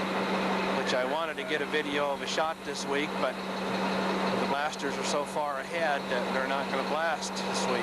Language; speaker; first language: English; native; English